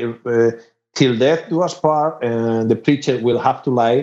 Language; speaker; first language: English; non-native, fluent; Spanish